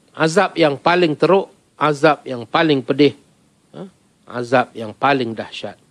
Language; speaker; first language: Malay; native; Malay